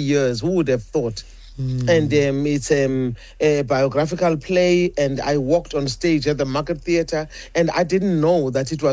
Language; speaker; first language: English; non-native, local second language; Zulu